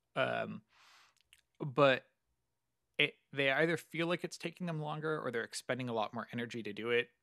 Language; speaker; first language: English; native; English